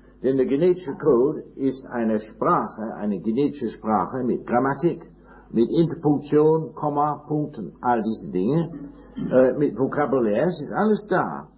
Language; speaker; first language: German; non-native, fluent; English